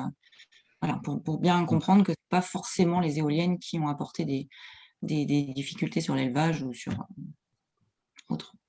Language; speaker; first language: French; native; French